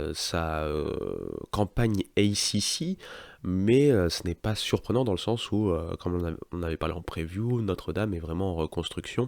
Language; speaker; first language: French; native; French